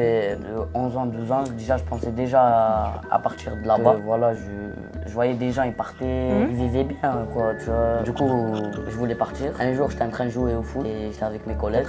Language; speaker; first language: French; non-native, local second language; Arabic